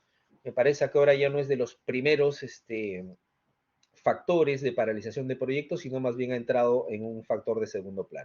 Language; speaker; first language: Spanish; native; Spanish